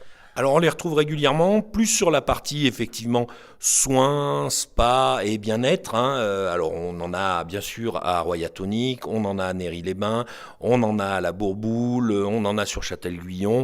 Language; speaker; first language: French; native; French